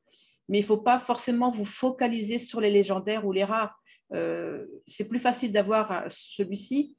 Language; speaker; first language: French; native; French